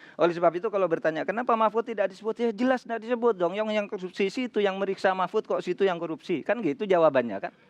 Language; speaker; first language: Indonesian; non-native, local second language; Madurese